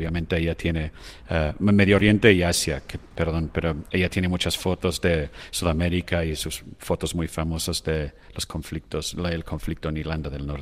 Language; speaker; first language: Spanish; non-native, fluent; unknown